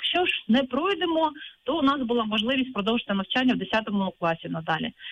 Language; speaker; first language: Ukrainian; non-native, local second language; Russian